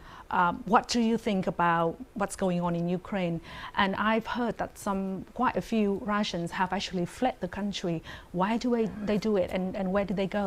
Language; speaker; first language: English; non-native, fluent; Vietnamese